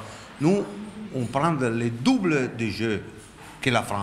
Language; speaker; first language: French; non-native, learner; Italian